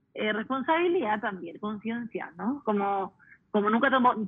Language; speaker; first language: Spanish; early bilingual, heritage; Spanish